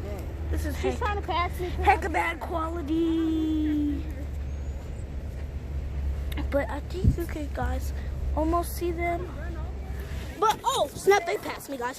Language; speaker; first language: English; native; English